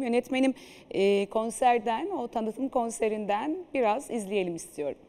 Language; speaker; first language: Turkish; native; Turkish